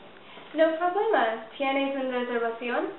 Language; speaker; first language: Spanish; non-native, learner; English